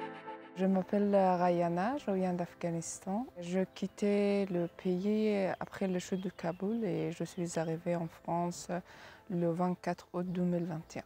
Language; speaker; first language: French; non-native, learner; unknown